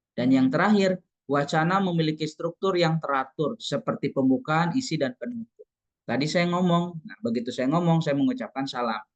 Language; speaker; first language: Indonesian; non-native, local second language; Sundanese